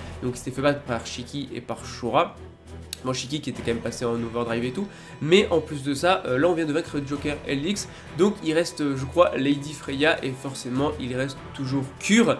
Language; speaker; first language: French; native; French